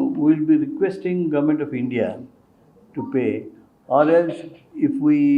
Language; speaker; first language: English; non-native, local second language; Kannada